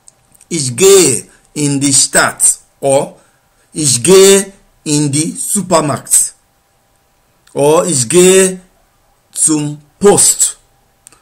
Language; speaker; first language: German; non-native, learner; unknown